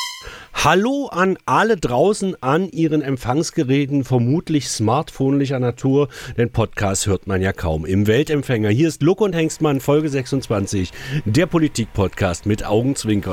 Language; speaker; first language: German; native; German